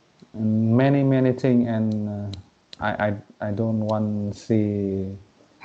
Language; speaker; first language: English; non-native, learner; Vietnamese